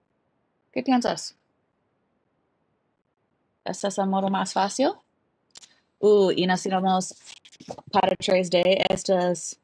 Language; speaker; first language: Spanish; non-native, learner; English